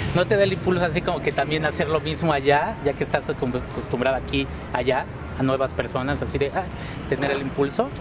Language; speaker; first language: Spanish; native; Spanish